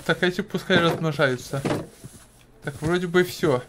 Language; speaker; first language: Russian; native; Russian